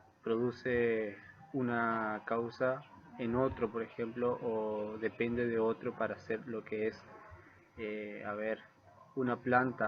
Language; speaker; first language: Spanish; native; Spanish